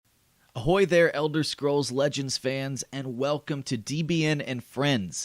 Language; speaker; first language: English; native; English